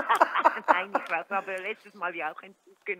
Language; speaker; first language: German; native; German